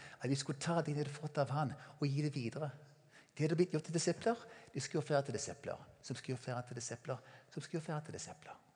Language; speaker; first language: Norwegian; non-native, fluent; English